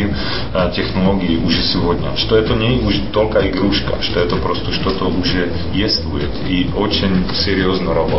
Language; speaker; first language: Russian; non-native, fluent; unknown